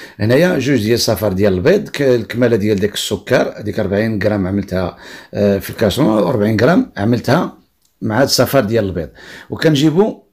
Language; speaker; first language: Arabic; native; Arabic